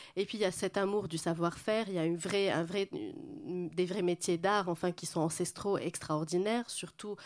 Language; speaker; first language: French; non-native, local second language; Arabic